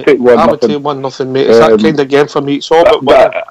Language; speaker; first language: English; native; English